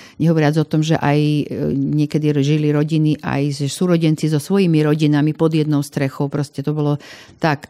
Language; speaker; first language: Slovak; native; Slovak